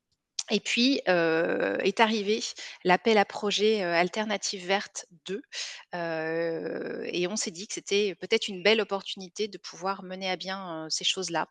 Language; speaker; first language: French; native; French